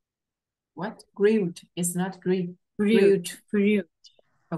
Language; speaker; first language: English; non-native, fluent; Vietnamese